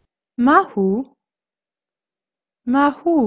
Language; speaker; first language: Hebrew; non-native, fluent; English